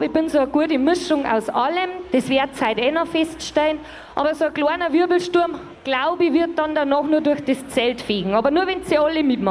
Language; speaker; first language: German; native; German